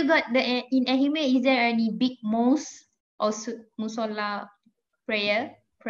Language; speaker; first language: English; non-native, fluent; Malay